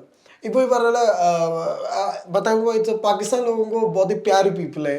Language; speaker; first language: Hindi; non-native, learner; Malayalam